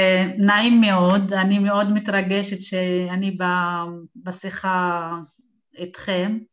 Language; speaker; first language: Hebrew; non-native, local second language; Arabic